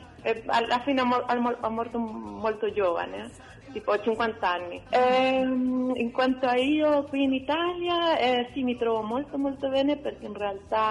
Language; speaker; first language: Italian; non-native, fluent; Spanish